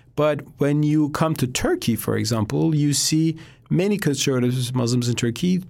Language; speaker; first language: English; non-native, fluent; Turkish